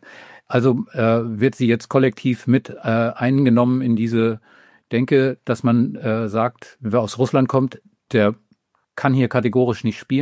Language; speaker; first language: German; native; German